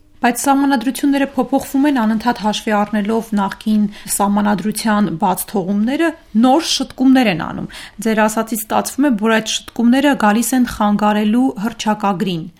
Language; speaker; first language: Armenian; native; Armenian